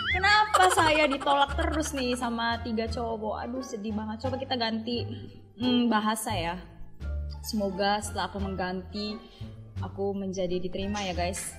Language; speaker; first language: Indonesian; non-native, fluent; Korean